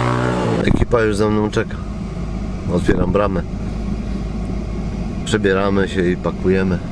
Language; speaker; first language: Polish; native; Polish